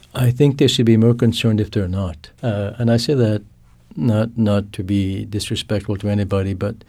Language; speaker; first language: English; non-native, fluent; Cree